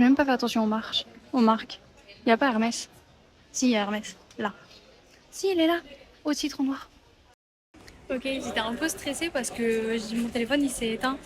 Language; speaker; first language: French; native; French